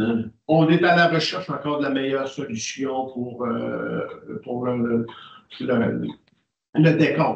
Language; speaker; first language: French; native; French